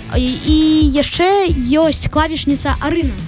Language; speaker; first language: Belarusian; non-native, local second language; Russian